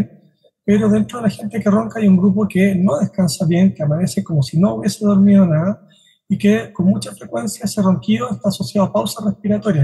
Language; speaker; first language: Spanish; native; Spanish